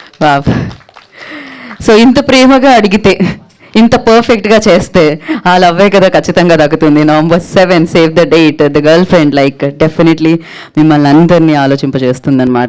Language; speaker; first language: Telugu; native; Telugu